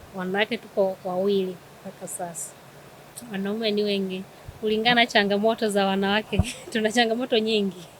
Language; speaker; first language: Swahili; native; Swahili